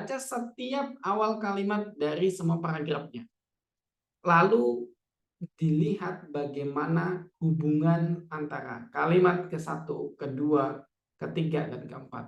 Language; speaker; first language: Indonesian; native; Indonesian